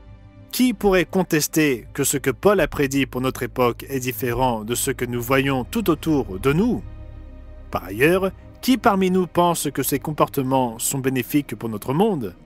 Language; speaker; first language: French; native; French